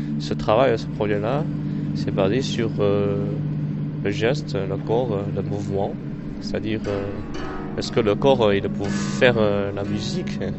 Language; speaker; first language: French; non-native, learner; Chinese